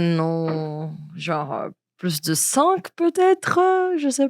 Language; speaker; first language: French; non-native, learner; Portuguese